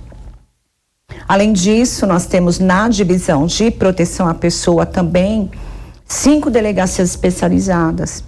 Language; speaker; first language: Portuguese; native; Portuguese